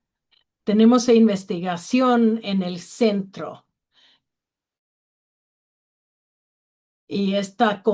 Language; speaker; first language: Spanish; non-native, learner; Finnish